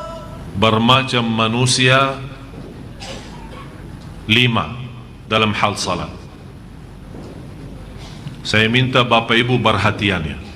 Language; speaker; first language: Indonesian; non-native, fluent; Arabic